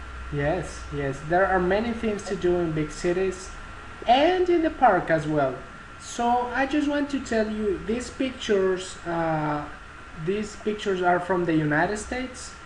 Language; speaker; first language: English; non-native, fluent; Spanish